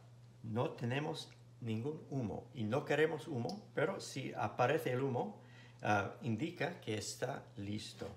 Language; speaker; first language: Spanish; non-native, fluent; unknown